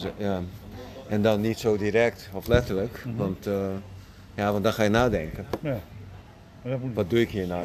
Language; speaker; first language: Dutch; non-native, fluent; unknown